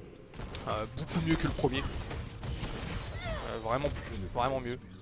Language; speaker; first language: French; native; French